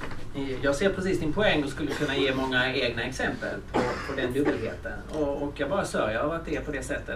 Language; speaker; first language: Swedish; native; Swedish